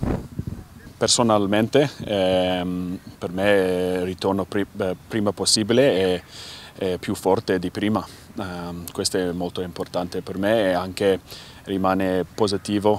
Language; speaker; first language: Italian; non-native, learner; English